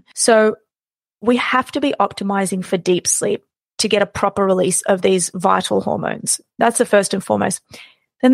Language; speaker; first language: English; native; English